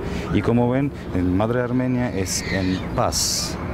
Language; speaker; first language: Spanish; non-native, learner; Armenian